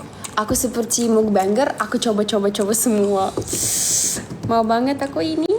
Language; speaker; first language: Indonesian; non-native, fluent; Russian